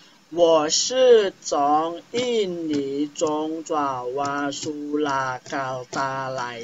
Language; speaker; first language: Chinese; non-native, fluent; Indonesian